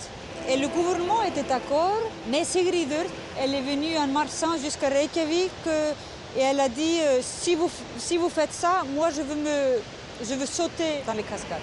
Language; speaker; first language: French; non-native, fluent; Icelandic